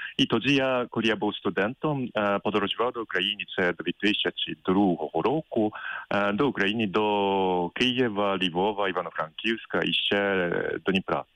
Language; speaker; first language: Ukrainian; non-native, fluent; Japanese